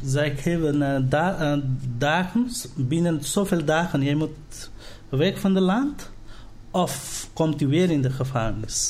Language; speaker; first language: Dutch; non-native, learner; Nepali